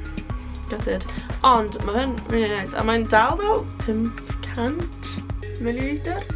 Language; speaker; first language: Welsh; non-native, local second language; English